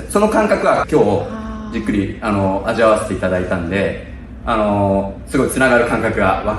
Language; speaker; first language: Japanese; native; Japanese